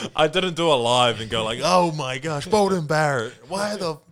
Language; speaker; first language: English; early bilingual, other home language; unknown